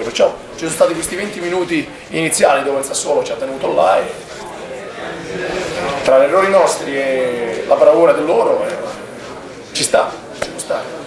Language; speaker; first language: Italian; native; Italian